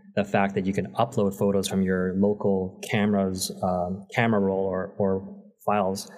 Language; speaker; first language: English; native; English